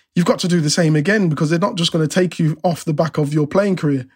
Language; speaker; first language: English; native; English